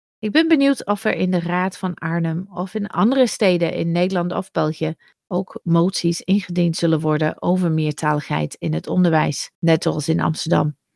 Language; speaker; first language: Dutch; non-native, fluent; English